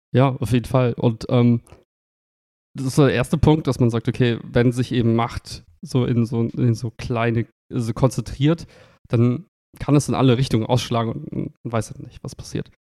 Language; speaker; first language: German; native; German